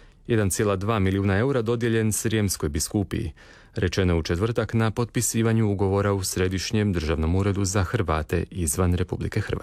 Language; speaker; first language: Serbian; native; Serbian